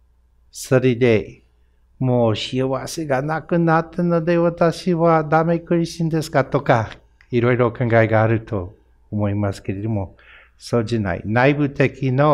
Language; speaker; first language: Japanese; non-native, fluent; English